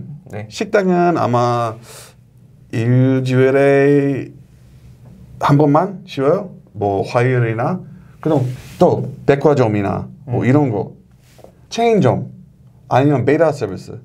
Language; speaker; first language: Korean; non-native, learner; English